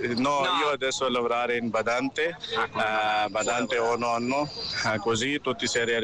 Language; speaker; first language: Italian; non-native, learner; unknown